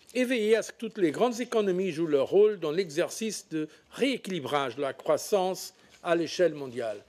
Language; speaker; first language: French; non-native, fluent; Portuguese